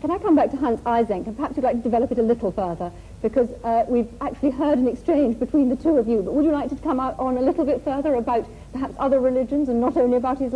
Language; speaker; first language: English; native; English